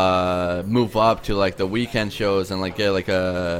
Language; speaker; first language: English; early bilingual, other home language; Polish